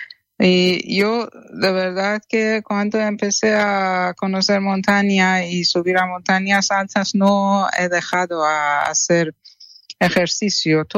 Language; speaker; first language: Spanish; non-native, fluent; Persian